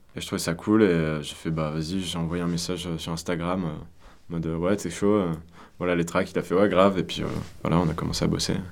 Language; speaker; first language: French; native; French